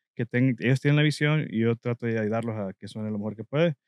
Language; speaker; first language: Spanish; native; Spanish